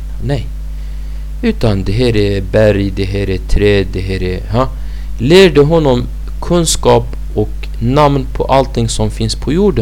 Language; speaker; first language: Swedish; non-native, fluent; Arabic